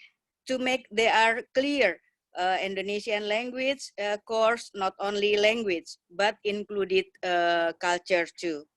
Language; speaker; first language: English; non-native, learner; Indonesian